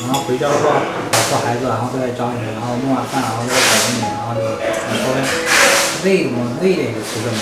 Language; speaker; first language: Chinese; native; Chinese